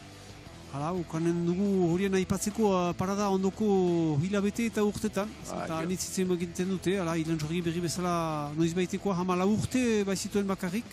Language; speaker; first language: Basque; native; Basque